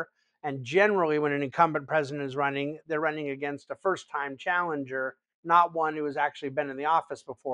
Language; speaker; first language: English; native; English